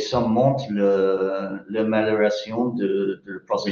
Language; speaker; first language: French; non-native, fluent; English